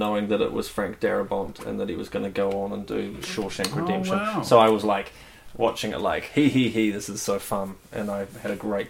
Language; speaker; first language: English; native; English